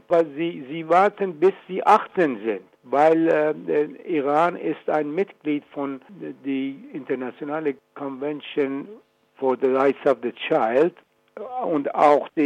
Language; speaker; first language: German; non-native, fluent; Persian